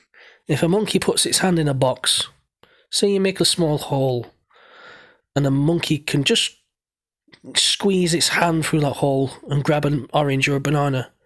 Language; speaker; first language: English; native; English